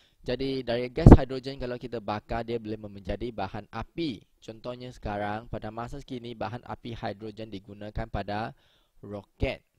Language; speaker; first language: Malay; native; Malay